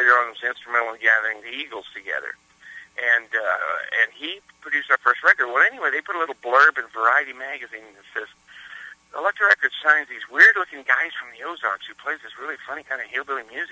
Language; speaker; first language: English; native; English